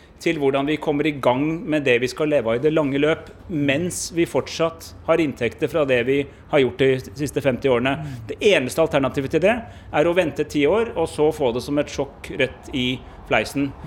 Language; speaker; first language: Norwegian; native; Norwegian